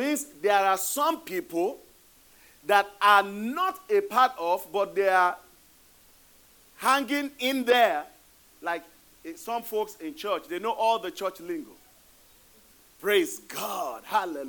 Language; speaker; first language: English; non-native, local second language; Yoruba